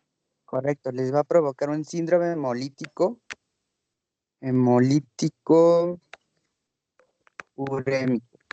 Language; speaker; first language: Spanish; native; Spanish